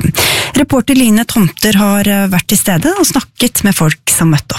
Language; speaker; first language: Norwegian; native; Norwegian